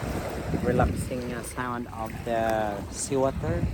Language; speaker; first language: English; non-native, local second language; Hiligaynon